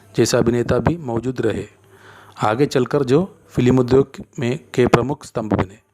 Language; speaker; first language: Hindi; non-native, local second language; Malayalam